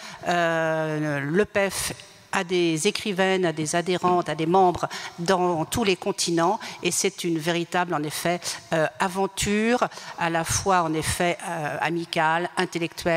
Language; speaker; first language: French; native; French